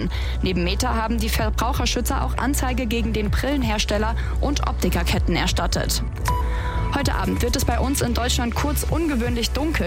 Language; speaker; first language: German; native; German